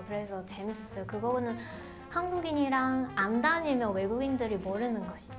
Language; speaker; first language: Korean; non-native, fluent; Chinese